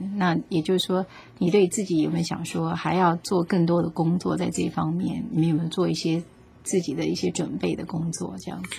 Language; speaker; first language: Chinese; native; Chinese